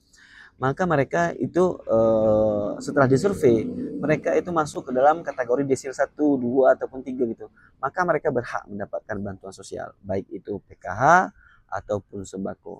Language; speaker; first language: Indonesian; native; Indonesian